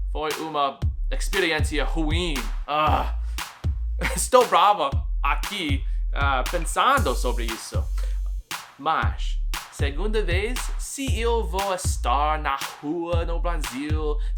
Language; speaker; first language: Portuguese; non-native, learner; English